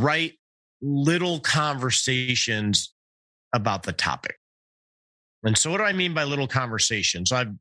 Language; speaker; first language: English; native; English